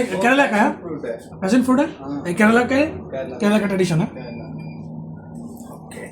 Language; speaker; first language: Hindi; non-native, learner; Bangla